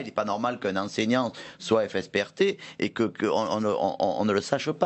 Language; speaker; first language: French; native; French